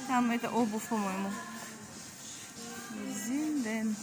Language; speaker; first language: Russian; non-native, local second language; Tajik